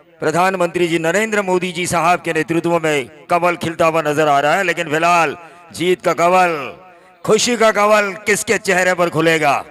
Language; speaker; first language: Hindi; non-native, local second language; Marathi